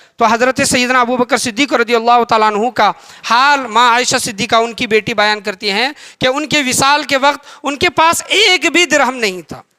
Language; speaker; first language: Urdu; native; Urdu